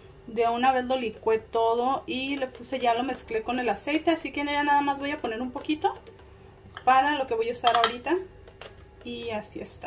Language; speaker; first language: Spanish; native; Spanish